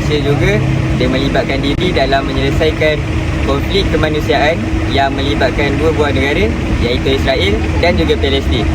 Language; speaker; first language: Malay; native; Malay